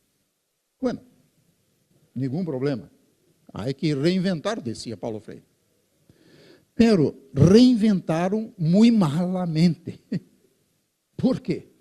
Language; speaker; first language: Spanish; non-native, fluent; Portuguese